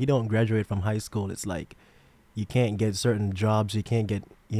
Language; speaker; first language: English; non-native, local second language; Jamaican Creole English